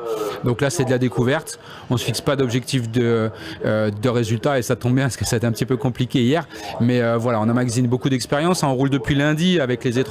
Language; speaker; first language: French; native; French